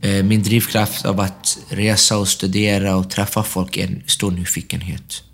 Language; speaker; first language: Swedish; early bilingual, other home language; Arabic